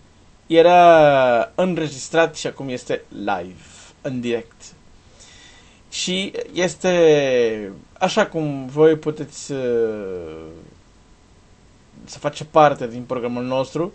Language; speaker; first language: Romanian; non-native, learner; Portuguese